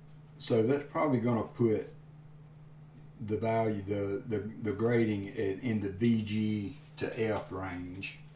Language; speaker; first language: English; native; English